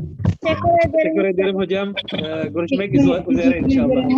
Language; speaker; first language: Turkish; non-native, fluent; Indonesian